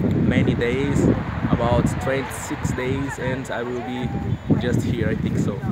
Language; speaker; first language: English; non-native, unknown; Portuguese